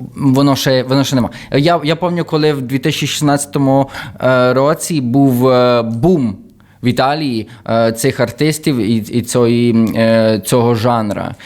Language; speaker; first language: Ukrainian; early bilingual, heritage; Ukrainian